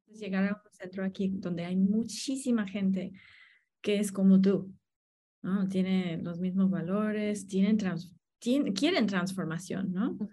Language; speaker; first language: Spanish; non-native, fluent; English